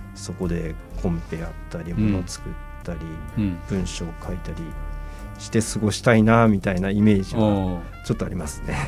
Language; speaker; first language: Japanese; native; Japanese